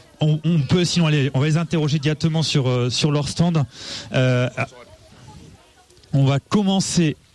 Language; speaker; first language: French; native; French